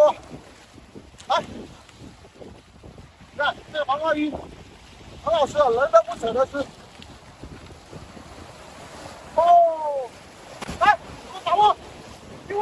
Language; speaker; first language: Chinese; native; Chinese